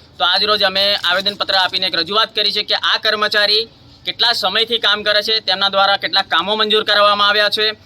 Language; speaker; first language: Gujarati; native; Gujarati